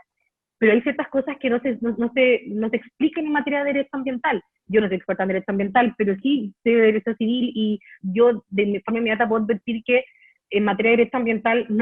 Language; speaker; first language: Spanish; native; Spanish